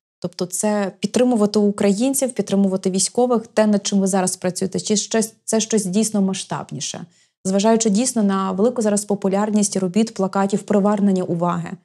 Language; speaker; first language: Ukrainian; native; Ukrainian